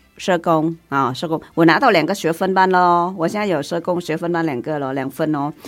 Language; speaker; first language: Chinese; non-native, fluent; Vietnamese